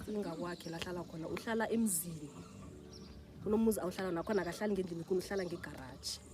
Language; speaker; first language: Zulu; non-native, local second language; South Ndebele